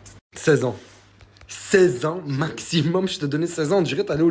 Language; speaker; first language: French; native; French